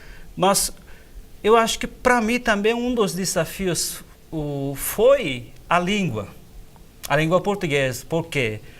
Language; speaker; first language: Portuguese; non-native, fluent; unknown